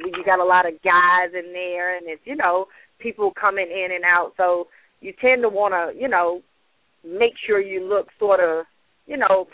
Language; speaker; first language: English; native; English